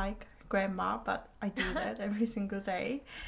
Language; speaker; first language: English; non-native, fluent; Korean